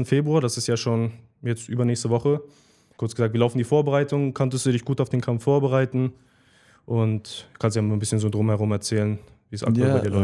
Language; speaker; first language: German; native; German